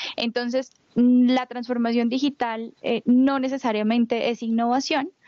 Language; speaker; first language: Spanish; native; Spanish